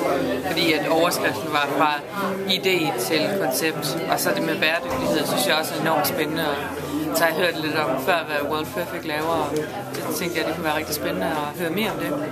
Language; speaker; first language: Danish; native; Danish